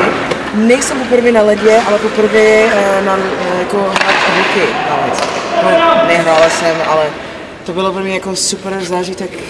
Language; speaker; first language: Czech; non-native, learner; English